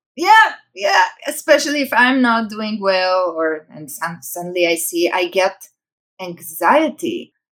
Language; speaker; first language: English; non-native, fluent; Hebrew